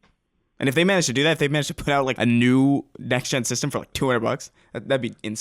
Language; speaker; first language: English; native; English